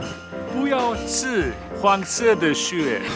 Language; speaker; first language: Chinese; non-native, learner; German